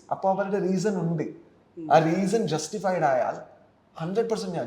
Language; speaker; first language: Malayalam; non-native, learner; Kannada